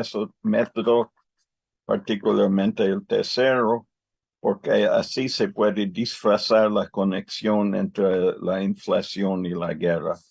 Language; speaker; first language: Spanish; non-native, learner; English